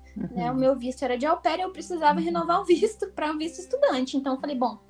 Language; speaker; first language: Portuguese; native; Portuguese